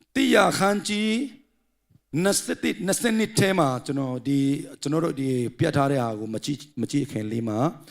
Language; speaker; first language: Burmese; non-native, local second language; Tedim Chin